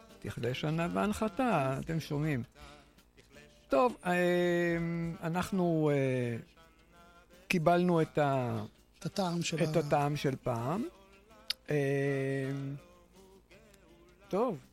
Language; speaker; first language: Hebrew; native; Hebrew